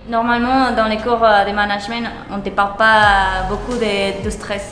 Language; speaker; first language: French; non-native, fluent; Spanish